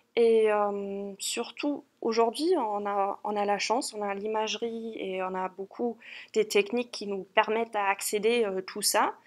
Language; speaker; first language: French; non-native, fluent; German